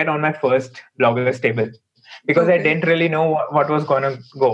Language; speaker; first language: English; non-native, local second language; Hindi